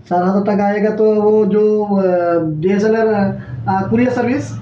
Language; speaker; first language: Hindi; non-native, fluent; Bangla